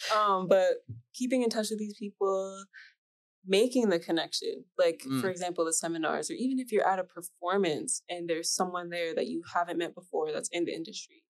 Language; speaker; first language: English; native; English